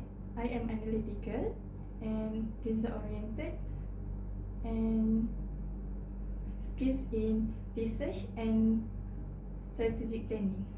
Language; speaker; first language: English; non-native, learner; Malay